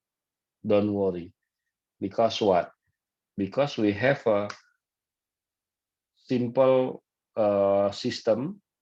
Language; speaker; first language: English; non-native, fluent; Indonesian